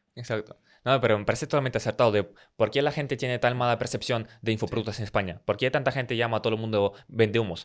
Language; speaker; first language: Spanish; early bilingual, other home language; Russian